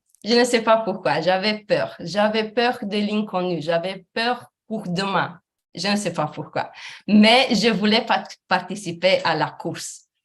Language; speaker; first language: French; non-native, fluent; Romanian